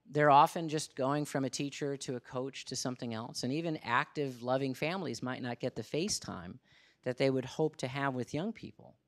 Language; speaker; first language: English; native; English